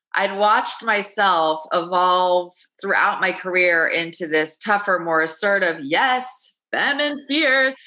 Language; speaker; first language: English; native; English